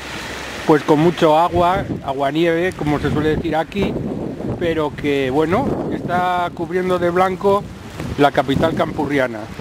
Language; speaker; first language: Spanish; native; Spanish